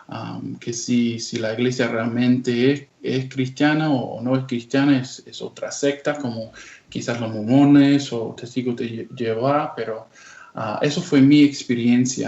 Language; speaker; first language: Spanish; non-native, fluent; English